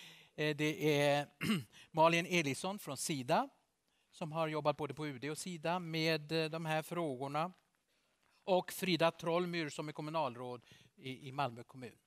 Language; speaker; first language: Swedish; native; Swedish